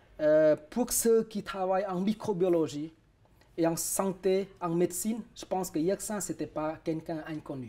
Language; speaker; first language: French; non-native, fluent; Vietnamese